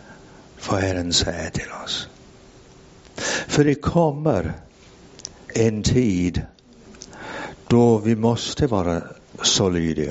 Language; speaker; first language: Swedish; non-native, fluent; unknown